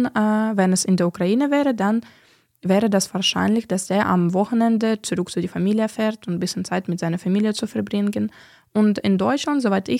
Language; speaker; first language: German; non-native, fluent; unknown